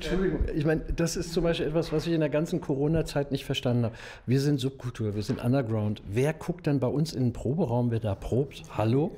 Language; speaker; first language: German; native; German